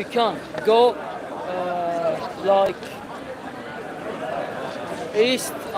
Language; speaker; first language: English; non-native, learner; Arabic